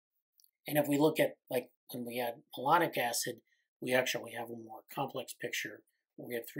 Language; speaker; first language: English; native; English